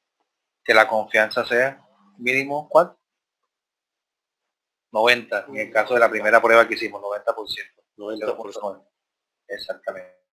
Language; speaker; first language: Spanish; native; Spanish